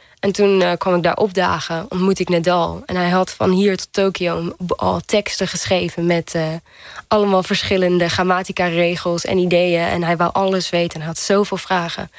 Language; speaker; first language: Dutch; early bilingual, heritage; Dutch